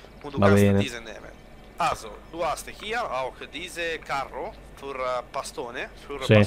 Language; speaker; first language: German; non-native, learner; Italian